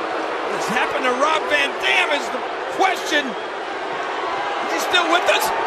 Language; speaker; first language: English; native; English